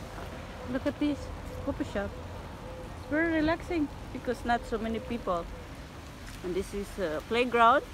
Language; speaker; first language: English; non-native, local second language; Filipino